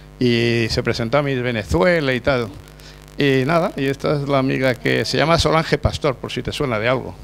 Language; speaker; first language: Spanish; native; Spanish